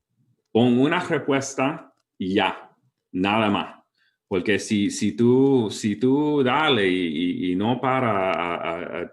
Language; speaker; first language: Spanish; early bilingual, heritage; English